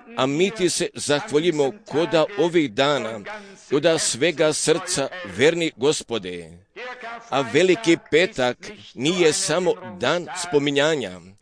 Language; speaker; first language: Croatian; early bilingual, heritage; Serbian